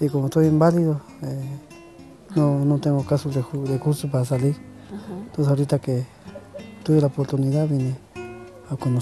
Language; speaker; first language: Spanish; native; Spanish